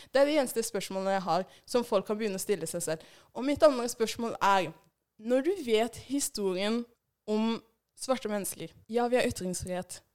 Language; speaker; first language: Norwegian; early bilingual, other home language; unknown